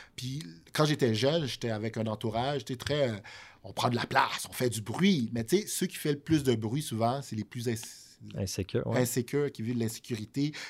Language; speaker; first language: French; native; French